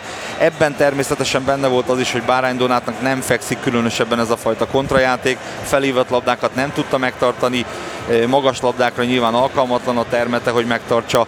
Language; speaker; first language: Hungarian; native; Hungarian